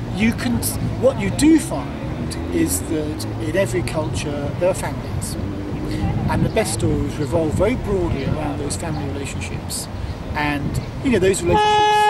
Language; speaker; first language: English; native; English